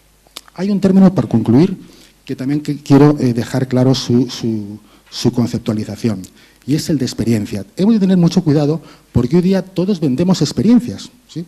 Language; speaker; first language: Spanish; native; Spanish